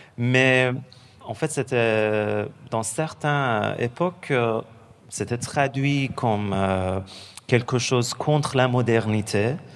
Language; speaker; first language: French; non-native, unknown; Persian